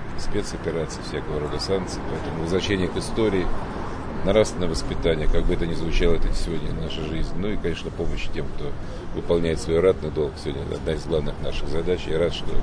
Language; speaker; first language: Russian; native; Russian